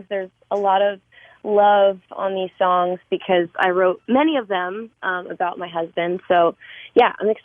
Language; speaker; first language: English; native; English